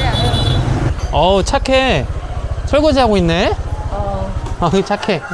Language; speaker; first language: Korean; native; Korean